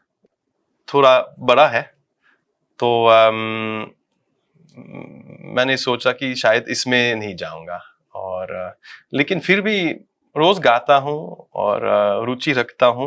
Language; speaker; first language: Hindi; non-native, fluent; Dutch